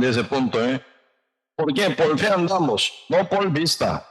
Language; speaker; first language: Spanish; non-native, learner; Korean